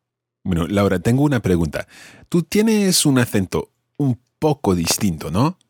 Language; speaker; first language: Spanish; non-native, fluent; English